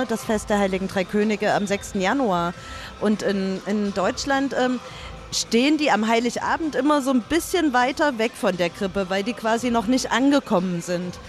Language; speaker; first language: German; native; German